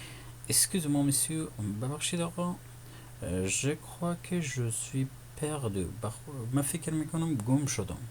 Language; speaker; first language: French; non-native, fluent; Persian